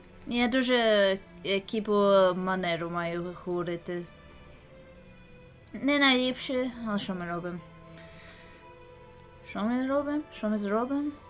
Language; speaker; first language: Ukrainian; early bilingual, heritage; English